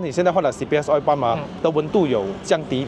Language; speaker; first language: Chinese; native; Chinese